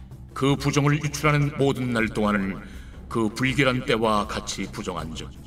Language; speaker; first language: Korean; native; Korean